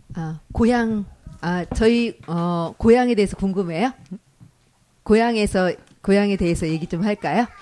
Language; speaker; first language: Korean; native; Korean